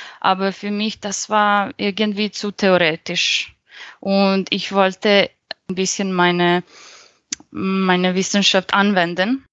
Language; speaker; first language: German; non-native, fluent; Serbian